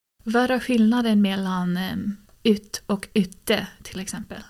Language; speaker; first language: Swedish; non-native, fluent; English